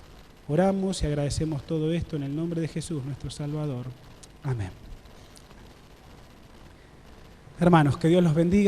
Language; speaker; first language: Spanish; native; Spanish